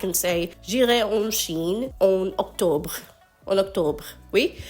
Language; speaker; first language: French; non-native, learner; English